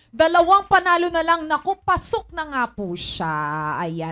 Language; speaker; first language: Filipino; native; Filipino